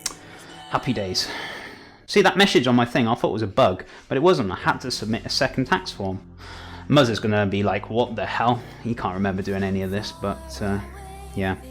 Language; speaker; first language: English; native; English